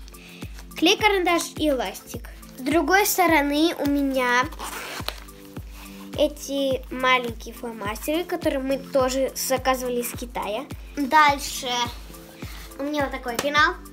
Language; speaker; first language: Russian; early bilingual, heritage; Russian